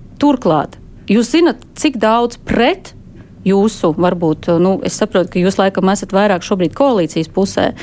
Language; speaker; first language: Latvian; native; Latvian